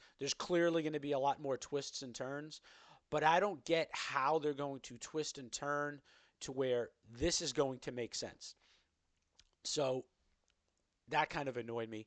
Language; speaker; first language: English; native; English